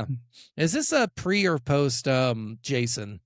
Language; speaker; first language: English; native; English